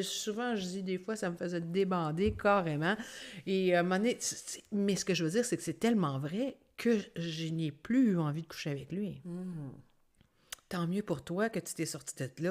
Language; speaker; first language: French; native; French